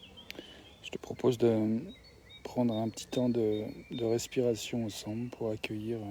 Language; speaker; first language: French; native; French